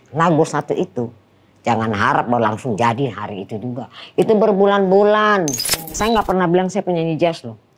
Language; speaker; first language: Indonesian; non-native, fluent; Dutch